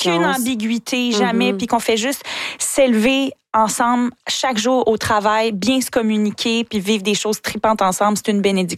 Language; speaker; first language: French; native; French